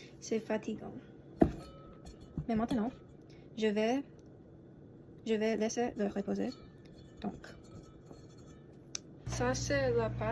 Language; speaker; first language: French; non-native, learner; English